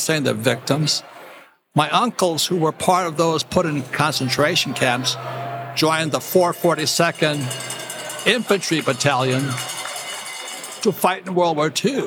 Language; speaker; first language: English; native; English